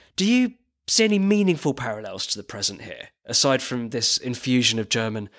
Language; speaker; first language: English; native; English